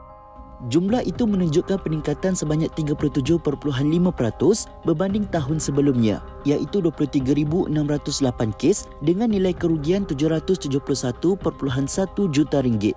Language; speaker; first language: Malay; native; Malay